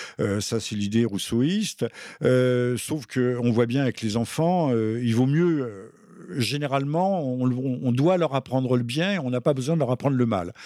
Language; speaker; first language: French; native; French